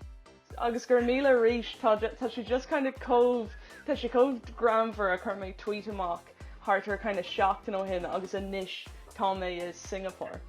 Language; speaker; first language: Irish; non-native, local second language; English